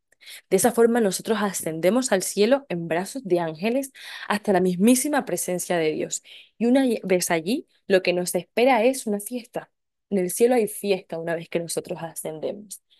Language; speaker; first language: Spanish; native; Spanish